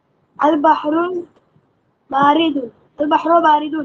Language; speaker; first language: Arabic; non-native, learner; Urdu